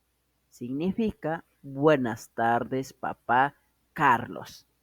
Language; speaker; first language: Spanish; non-native, local second language; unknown